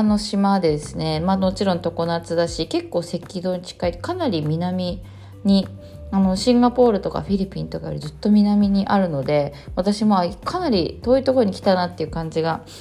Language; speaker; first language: Japanese; native; Japanese